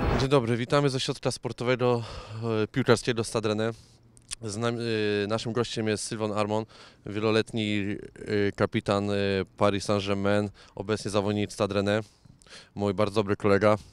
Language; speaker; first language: Polish; native; Polish